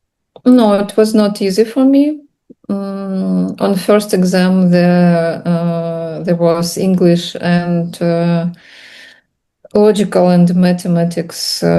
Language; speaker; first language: English; non-native, learner; Russian